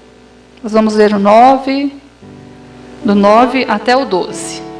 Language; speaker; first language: Portuguese; native; Portuguese